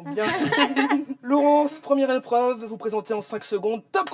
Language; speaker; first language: French; native; French